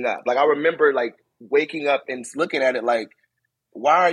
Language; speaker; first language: English; native; English